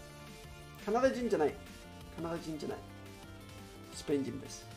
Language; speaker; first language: Japanese; non-native, learner; Spanish